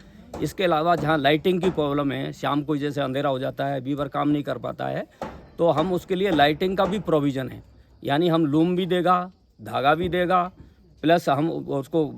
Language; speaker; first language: Hindi; native; Hindi